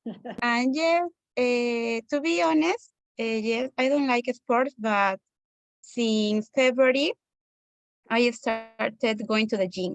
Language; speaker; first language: English; non-native, learner; Spanish